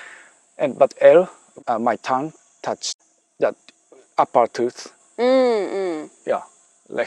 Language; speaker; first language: English; non-native, fluent; Japanese